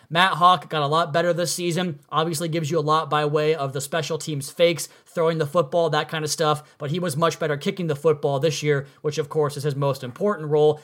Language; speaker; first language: English; native; English